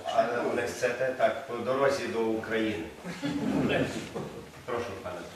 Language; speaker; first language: Ukrainian; native; Ukrainian